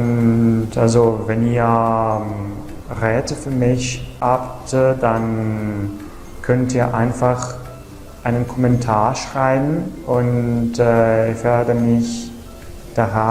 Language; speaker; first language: German; non-native, fluent; Italian